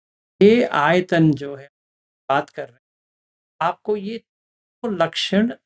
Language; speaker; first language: Hindi; native; Hindi